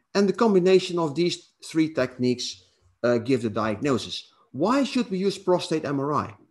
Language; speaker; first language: English; non-native, fluent; Dutch